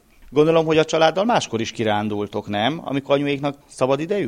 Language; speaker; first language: Hungarian; native; Hungarian